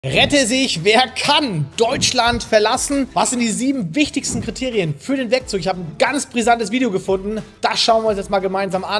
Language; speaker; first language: German; native; German